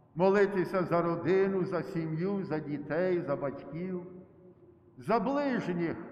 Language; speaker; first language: Ukrainian; early bilingual, heritage; Ukrainian